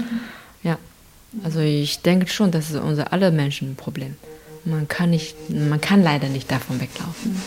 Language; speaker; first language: German; non-native, learner; Chinese